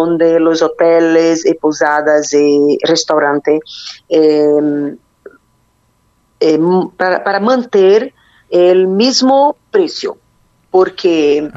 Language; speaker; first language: Spanish; non-native, learner; Portuguese